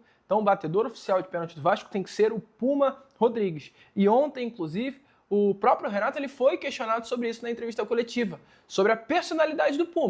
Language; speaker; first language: Portuguese; native; Portuguese